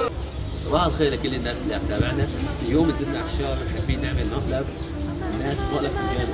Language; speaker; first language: Arabic; native; Arabic